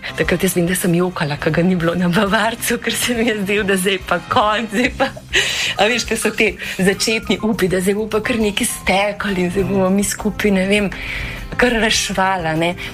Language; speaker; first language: Slovenian; native; Slovenian